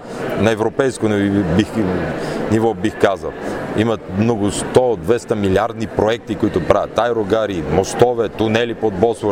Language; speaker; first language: Bulgarian; native; Bulgarian